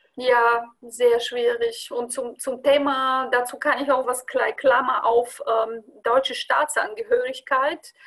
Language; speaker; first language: German; non-native, fluent; Bulgarian